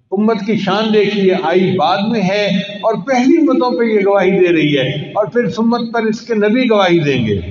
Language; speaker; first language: Urdu; non-native, local second language; Punjabi